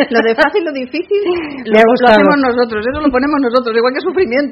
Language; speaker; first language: Spanish; native; Spanish